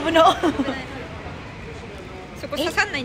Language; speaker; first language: Japanese; native; Japanese